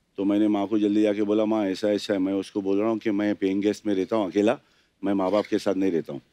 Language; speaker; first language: Hindi; non-native, local second language; Gujarati